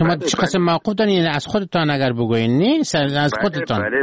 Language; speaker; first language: Persian; native; Persian